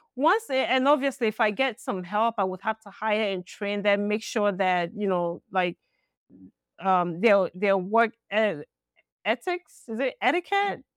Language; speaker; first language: English; non-native, local second language; Igbo